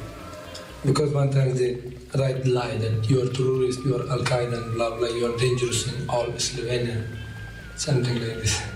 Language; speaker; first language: English; non-native, learner; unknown